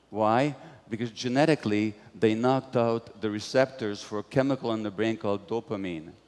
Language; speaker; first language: English; non-native, fluent; Hungarian